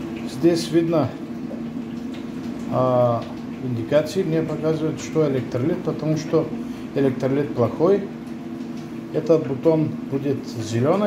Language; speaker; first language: Russian; non-native, learner; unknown